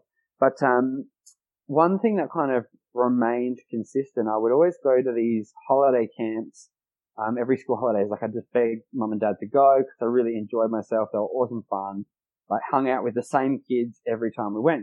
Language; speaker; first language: English; native; English